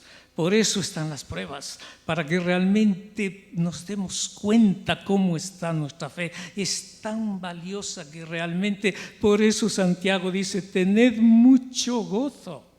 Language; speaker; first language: Spanish; native; Spanish